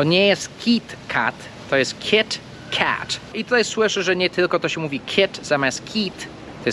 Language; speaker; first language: Polish; non-native, fluent; English